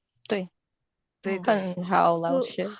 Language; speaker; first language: Chinese; non-native, learner; Malay